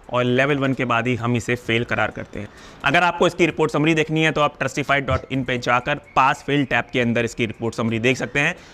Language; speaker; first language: Hindi; non-native, local second language; Punjabi